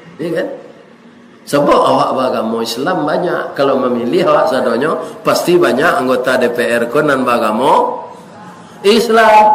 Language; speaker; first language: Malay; non-native, local second language; Minangkabau